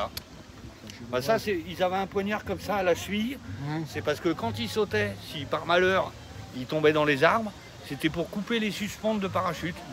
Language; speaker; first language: French; native; French